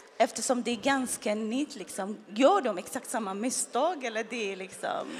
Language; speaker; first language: Swedish; non-native, fluent; Arabic